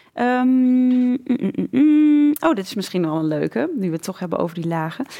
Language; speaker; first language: Dutch; native; Dutch